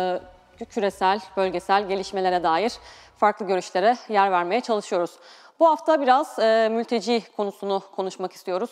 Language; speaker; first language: Turkish; native; Turkish